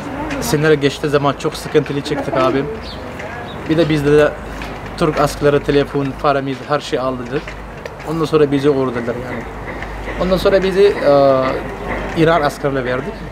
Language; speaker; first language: Turkish; non-native, learner; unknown